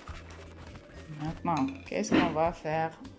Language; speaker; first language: French; non-native, fluent; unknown